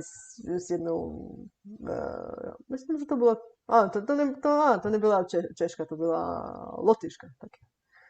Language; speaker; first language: Czech; non-native, fluent; Bulgarian